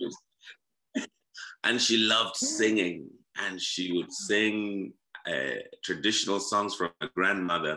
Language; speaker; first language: English; non-native, local second language; Shona